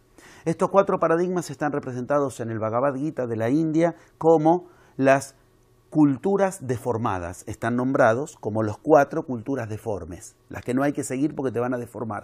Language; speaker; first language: Spanish; native; Spanish